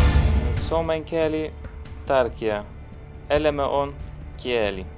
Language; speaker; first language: Finnish; non-native, learner; Turkish